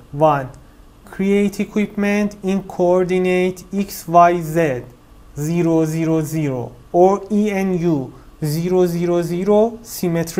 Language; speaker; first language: English; non-native, fluent; Persian